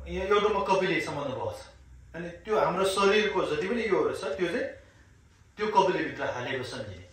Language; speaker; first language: Nepali; non-native, local second language; Sherpa